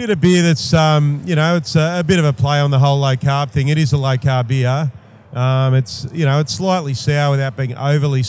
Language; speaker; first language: English; native; English